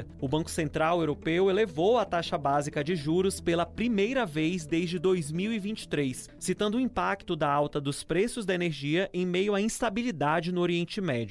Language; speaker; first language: Portuguese; native; Portuguese